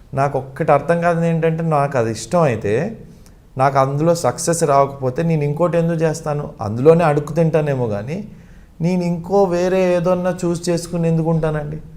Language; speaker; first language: Telugu; non-native, local second language; Malayalam